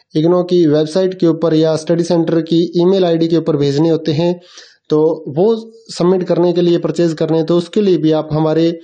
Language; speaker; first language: Hindi; native; Hindi